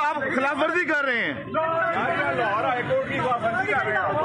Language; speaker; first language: Hindi; non-native, local second language; Punjabi